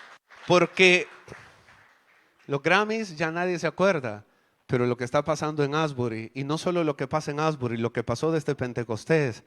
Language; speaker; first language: Spanish; native; Spanish